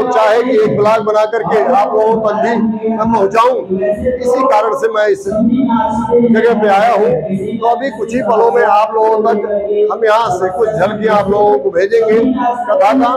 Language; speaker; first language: Hindi; native; Hindi